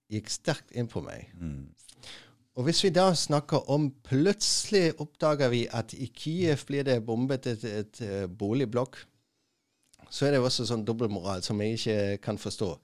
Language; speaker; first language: Norwegian; non-native, fluent; German